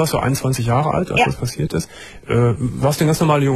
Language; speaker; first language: German; native; German